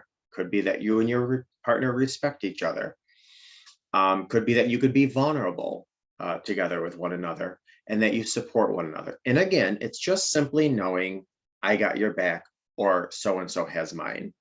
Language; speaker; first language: English; native; English